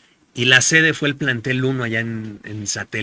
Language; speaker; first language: Spanish; native; Spanish